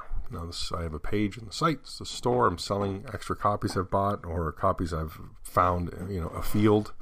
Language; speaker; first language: English; native; English